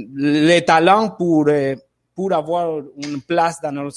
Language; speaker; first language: French; non-native, fluent; Spanish